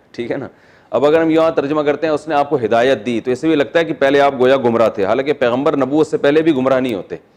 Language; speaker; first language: Urdu; native; Urdu